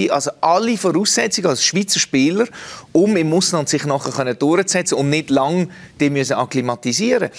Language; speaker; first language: German; native; German